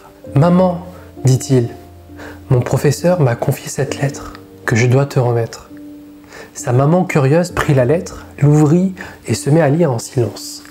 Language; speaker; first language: French; native; French